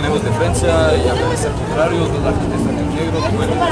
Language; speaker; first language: Spanish; non-native, learner; French